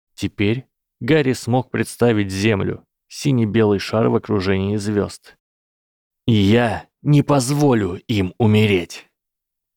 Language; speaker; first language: Russian; native; Russian